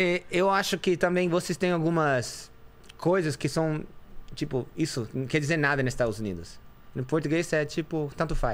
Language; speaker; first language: Portuguese; non-native, fluent; English